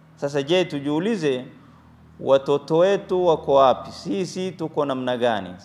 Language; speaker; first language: Swahili; non-native, local second language; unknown